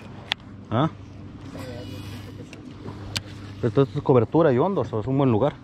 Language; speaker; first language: Spanish; native; Spanish